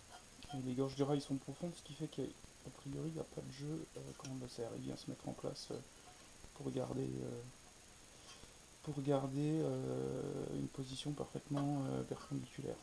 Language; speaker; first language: French; native; French